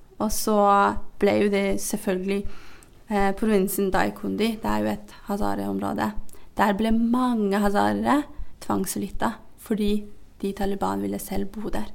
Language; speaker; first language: Norwegian; non-native, fluent; Hazaragi